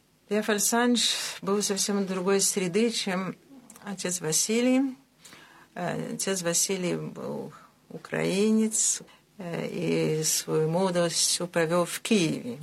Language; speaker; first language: Russian; early bilingual, heritage; Russian